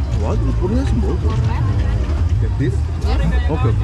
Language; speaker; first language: English; non-native, learner; Korean